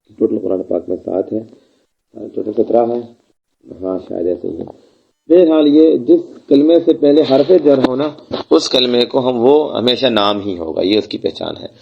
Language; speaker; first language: Urdu; non-native, local second language; Baluchi